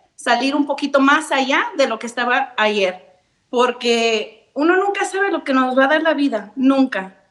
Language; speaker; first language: Spanish; native; Spanish